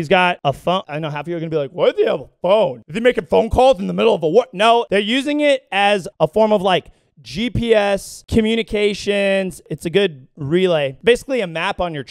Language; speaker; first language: English; native; English